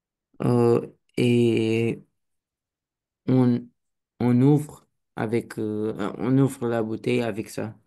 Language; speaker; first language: French; non-native, learner; Romanian